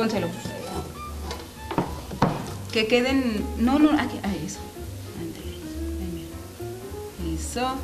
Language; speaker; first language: Spanish; native; Spanish